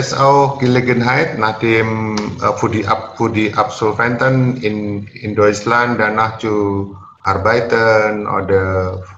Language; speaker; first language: German; non-native, learner; Indonesian